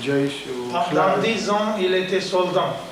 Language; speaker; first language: French; non-native, fluent; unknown